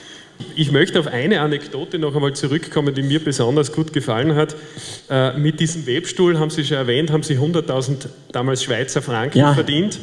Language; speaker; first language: German; native; German